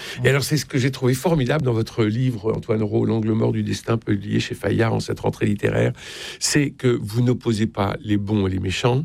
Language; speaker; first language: French; native; French